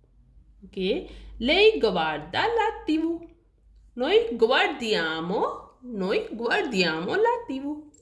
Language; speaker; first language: Italian; non-native, learner; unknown